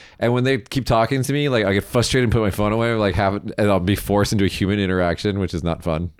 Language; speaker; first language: English; native; English